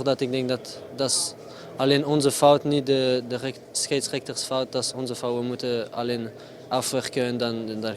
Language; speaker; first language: Dutch; non-native, local second language; French